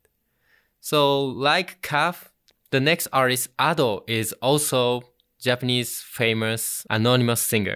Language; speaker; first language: English; non-native, fluent; Japanese